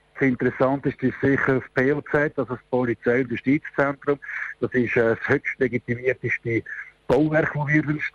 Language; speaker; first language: German; native; German